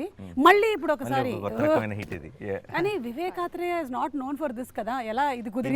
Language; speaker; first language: Telugu; native; Telugu